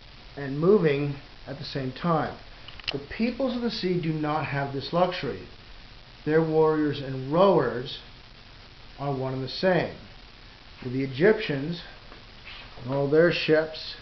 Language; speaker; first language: English; native; English